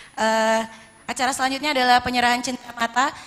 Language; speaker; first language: Indonesian; native; Indonesian